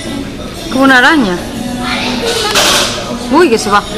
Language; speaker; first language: Spanish; native; Spanish